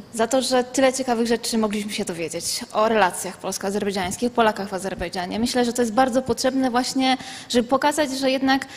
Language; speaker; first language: Polish; native; Polish